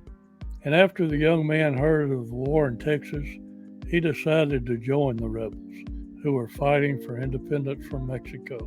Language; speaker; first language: English; native; English